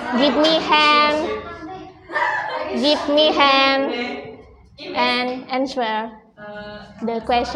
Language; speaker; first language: English; non-native, learner; Indonesian